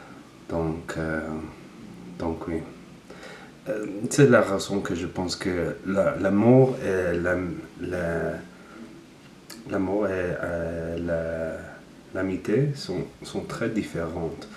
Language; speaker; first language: French; non-native, learner; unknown